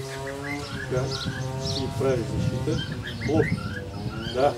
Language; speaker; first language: Bulgarian; non-native, learner; Russian